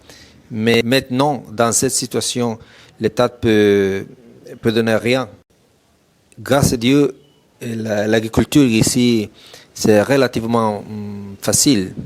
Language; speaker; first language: French; non-native, fluent; Italian